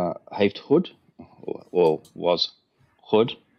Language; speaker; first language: English; native; English